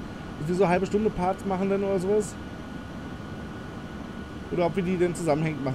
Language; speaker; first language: German; native; German